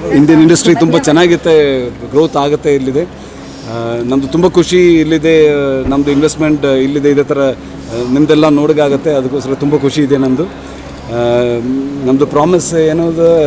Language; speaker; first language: Kannada; non-native, local second language; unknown